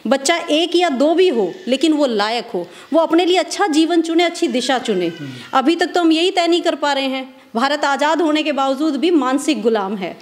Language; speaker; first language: Hindi; native; Hindi